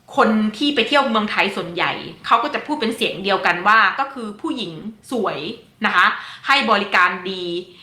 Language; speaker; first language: Thai; native; Thai